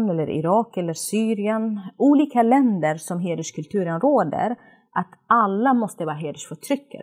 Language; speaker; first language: Swedish; non-native, fluent; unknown